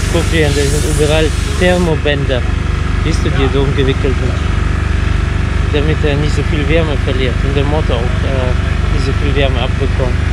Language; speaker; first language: German; non-native, fluent; Russian